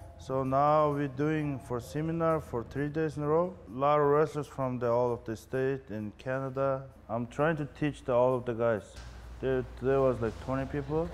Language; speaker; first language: English; non-native, learner; Mongolian